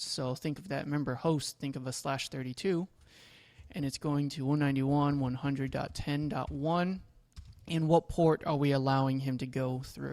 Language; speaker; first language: English; native; English